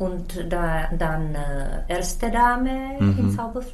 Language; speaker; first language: German; non-native, learner; Czech